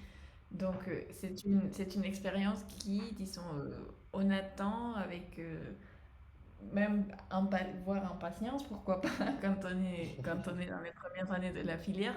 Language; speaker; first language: French; non-native, fluent; Spanish